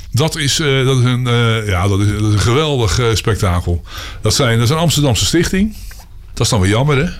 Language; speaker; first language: Dutch; native; Dutch